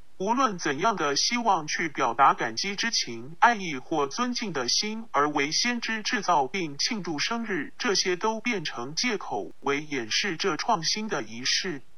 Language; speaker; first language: Chinese; non-native, local second language; Cantonese